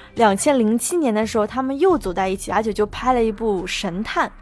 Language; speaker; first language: Chinese; native; Chinese